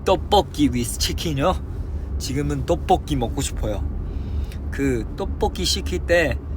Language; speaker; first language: Korean; non-native, fluent; Chinese